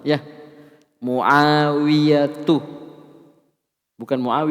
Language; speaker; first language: Arabic; non-native, fluent; Indonesian